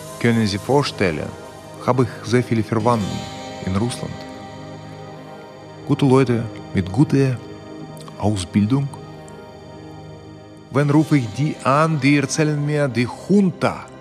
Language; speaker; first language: German; non-native, fluent; Russian